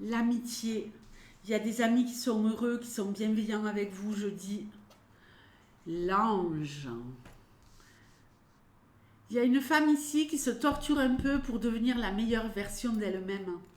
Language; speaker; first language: French; native; French